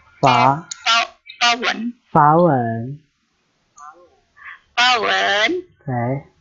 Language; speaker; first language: Chinese; non-native, learner; Indonesian